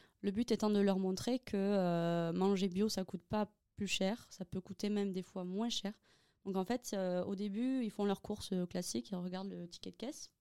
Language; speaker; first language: French; native; French